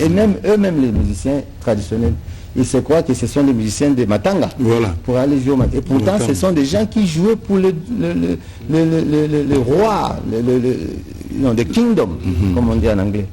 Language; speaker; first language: French; non-native, local second language; Lingala